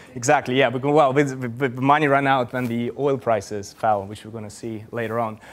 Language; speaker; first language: English; non-native, fluent; Russian